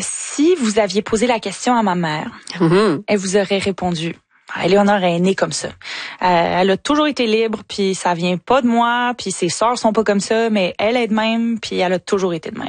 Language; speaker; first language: French; native; French